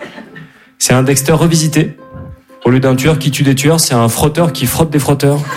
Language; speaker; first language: French; native; French